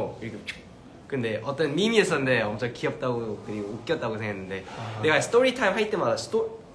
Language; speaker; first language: Korean; early bilingual, heritage; Korean